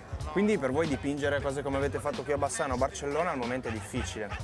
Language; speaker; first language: Italian; native; Italian